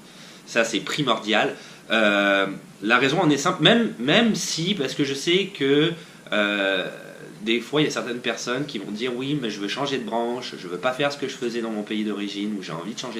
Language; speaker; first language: French; native; French